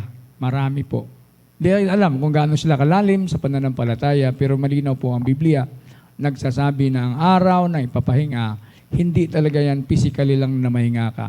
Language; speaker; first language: Filipino; native; Filipino